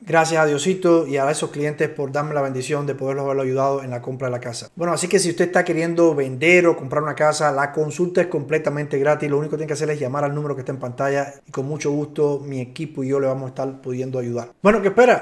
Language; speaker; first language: Spanish; native; Spanish